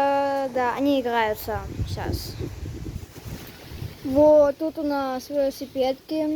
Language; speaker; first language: Russian; early bilingual, heritage; Russian